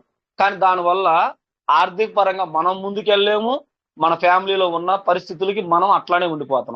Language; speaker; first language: Telugu; native; Telugu